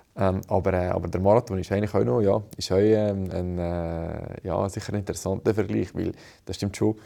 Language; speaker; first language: German; native; German